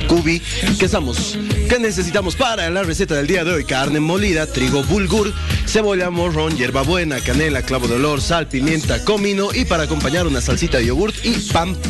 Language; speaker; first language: Spanish; native; Spanish